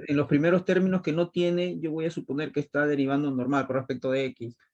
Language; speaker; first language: Spanish; native; Spanish